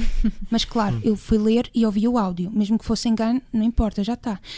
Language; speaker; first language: Portuguese; native; Portuguese